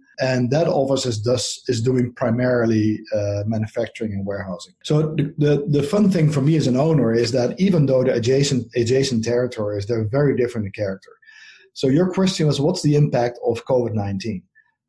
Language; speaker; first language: English; non-native, fluent; Dutch